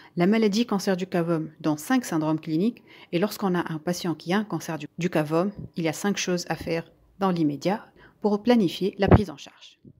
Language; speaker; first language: French; non-native, local second language; Arabic